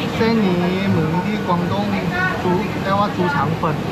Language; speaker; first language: Thai; non-native, fluent; Chinese